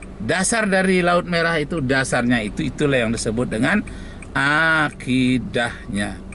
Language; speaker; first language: Indonesian; native; Indonesian